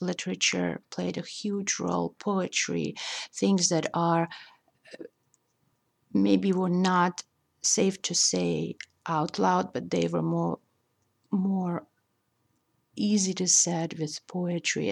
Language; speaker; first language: English; non-native, fluent; Russian